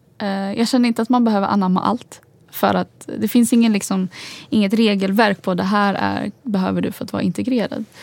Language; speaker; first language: Swedish; early bilingual, other home language; Arabic